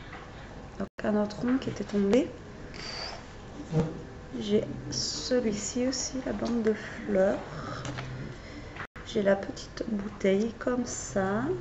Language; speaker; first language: French; native; French